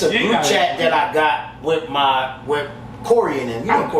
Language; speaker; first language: English; native; English